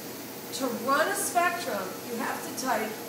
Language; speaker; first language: English; native; English